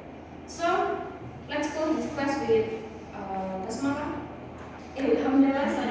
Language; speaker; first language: English; non-native, learner; Indonesian